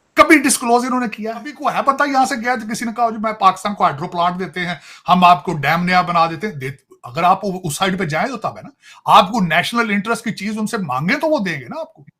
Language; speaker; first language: Urdu; non-native, local second language; Punjabi